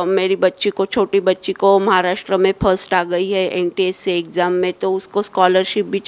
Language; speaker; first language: Hindi; non-native, local second language; Marathi